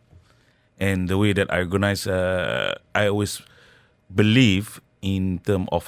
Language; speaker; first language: English; non-native, local second language; Malay